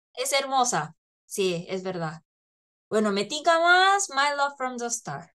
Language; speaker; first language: Spanish; non-native, fluent; Korean